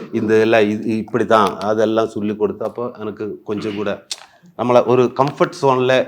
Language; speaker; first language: Tamil; non-native, learner; Malayalam